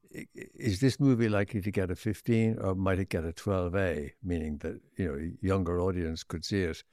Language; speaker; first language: English; native; English